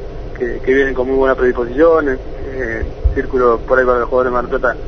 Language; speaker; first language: Spanish; native; Spanish